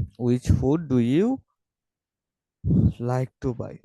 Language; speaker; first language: English; non-native, fluent; Bangla